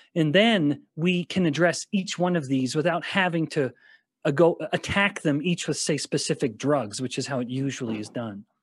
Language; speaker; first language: English; native; English